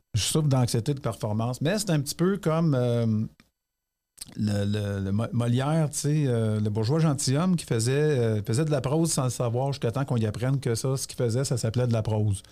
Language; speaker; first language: French; native; French